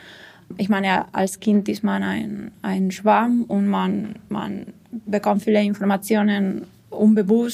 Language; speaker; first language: German; non-native, fluent; Spanish